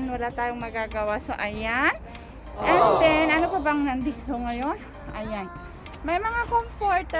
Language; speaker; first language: Filipino; native; Filipino